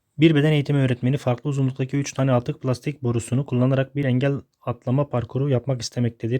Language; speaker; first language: Turkish; native; Turkish